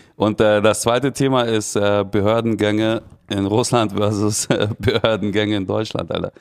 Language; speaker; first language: German; early bilingual, other home language; Russian